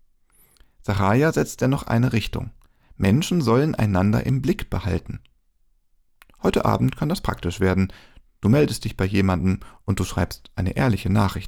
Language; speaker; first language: German; native; German